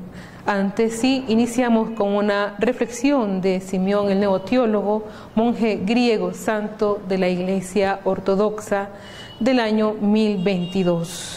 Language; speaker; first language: Spanish; native; Spanish